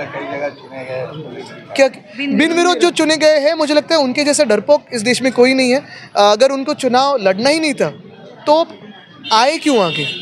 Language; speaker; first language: Hindi; non-native, local second language; Marathi